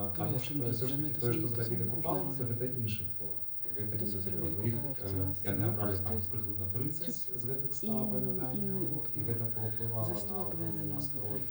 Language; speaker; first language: Belarusian; non-native, local second language; Russian